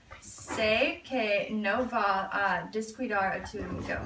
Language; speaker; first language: Spanish; non-native, learner; English